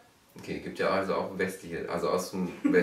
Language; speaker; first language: German; native; German